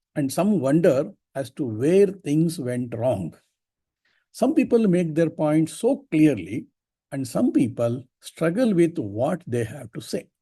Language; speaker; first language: English; non-native, local second language; Kannada